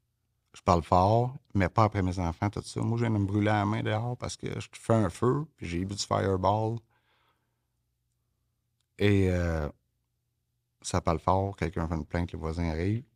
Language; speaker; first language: French; native; French